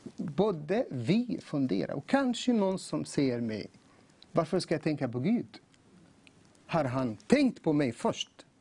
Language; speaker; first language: Swedish; non-native, learner; Arabic